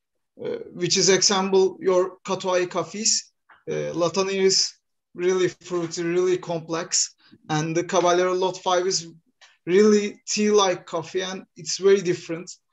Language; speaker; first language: English; non-native, learner; Turkish